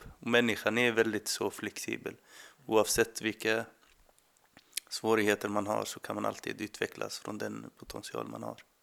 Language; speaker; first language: Swedish; non-native, fluent; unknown